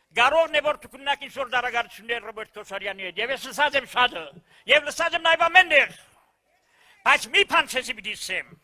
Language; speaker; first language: Armenian; early bilingual, heritage; Armenian